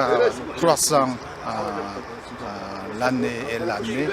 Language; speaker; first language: French; non-native, learner; Korean